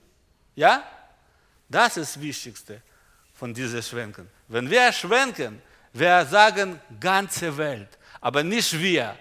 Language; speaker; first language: German; non-native, learner; Russian